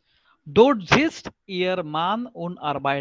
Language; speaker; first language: German; non-native, fluent; Marathi